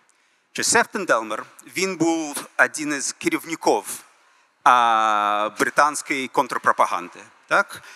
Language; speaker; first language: Ukrainian; early bilingual, heritage; Ukrainian